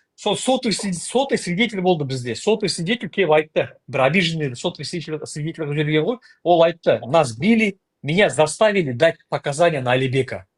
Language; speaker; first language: Russian; non-native, local second language; Kazakh